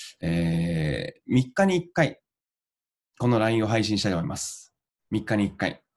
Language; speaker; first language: Japanese; native; Japanese